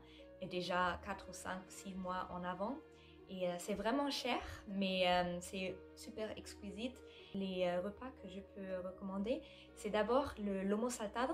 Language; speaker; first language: French; non-native, fluent; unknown